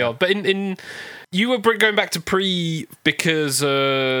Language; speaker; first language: English; native; English